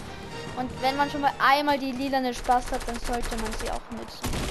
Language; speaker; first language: German; native; German